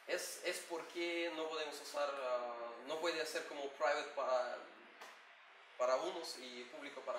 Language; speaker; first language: Spanish; non-native, learner; Russian